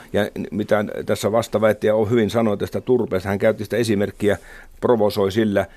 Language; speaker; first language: Finnish; native; Finnish